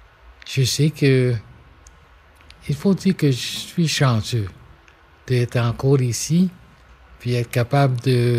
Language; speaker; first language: French; non-native, local second language; English